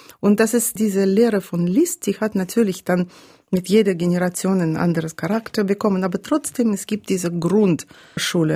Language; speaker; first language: German; non-native, fluent; Russian